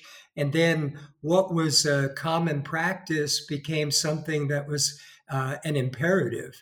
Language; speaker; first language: English; native; English